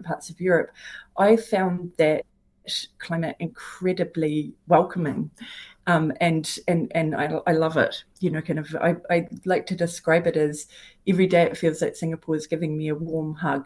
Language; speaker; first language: English; native; English